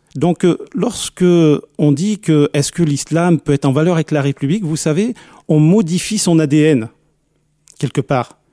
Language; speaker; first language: French; early bilingual, other home language; Arabic